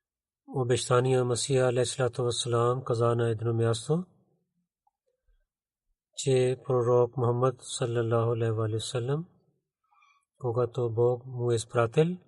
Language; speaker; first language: Bulgarian; non-native, learner; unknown